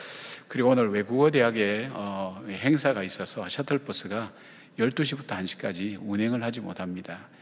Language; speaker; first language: Korean; native; Korean